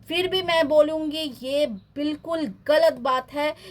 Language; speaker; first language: Hindi; non-native, local second language; Bangla